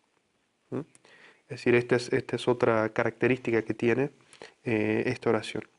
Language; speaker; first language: Spanish; native; Spanish